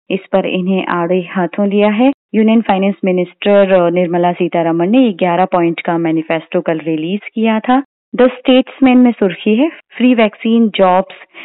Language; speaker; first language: Hindi; native; Hindi